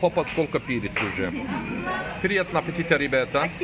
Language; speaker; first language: Russian; non-native, learner; Turkish